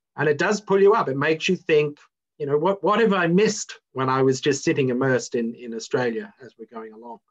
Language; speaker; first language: English; native; English